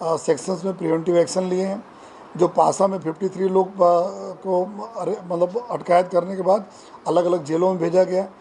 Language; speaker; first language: Hindi; non-native, local second language; Gujarati